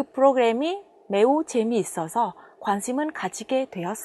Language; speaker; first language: Korean; non-native, fluent; Vietnamese